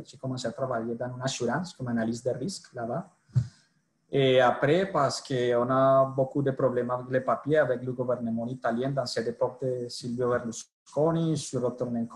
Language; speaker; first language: French; non-native, fluent; Spanish